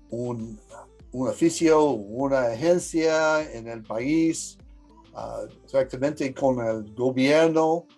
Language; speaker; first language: Spanish; early bilingual, heritage; English